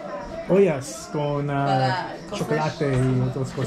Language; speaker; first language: Spanish; non-native, learner; English